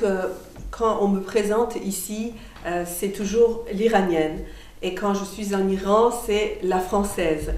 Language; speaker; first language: French; non-native, fluent; Persian